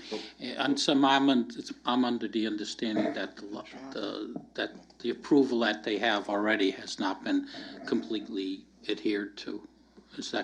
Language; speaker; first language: English; native; English